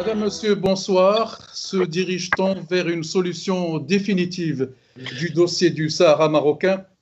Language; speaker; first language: French; non-native, local second language; Arabic